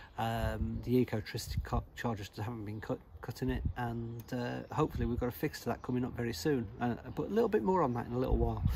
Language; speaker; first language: English; native; English